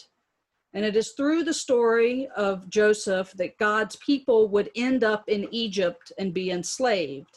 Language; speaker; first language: English; native; English